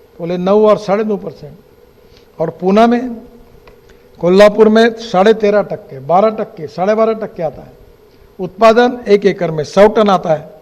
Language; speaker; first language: Hindi; non-native, local second language; Marathi